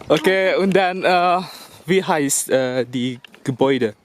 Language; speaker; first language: German; non-native, learner; Indonesian